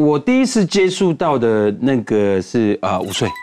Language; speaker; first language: Chinese; native; Chinese